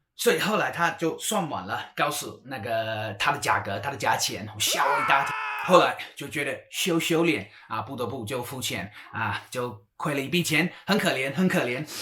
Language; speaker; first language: Chinese; non-native, fluent; English